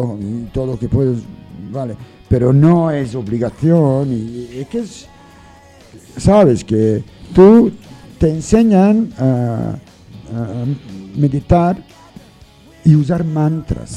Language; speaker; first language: Spanish; non-native, learner; English